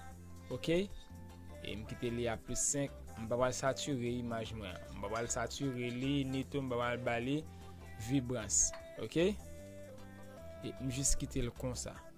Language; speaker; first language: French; non-native, learner; Haitian Creole